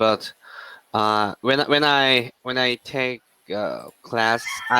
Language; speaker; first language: English; non-native, learner; Korean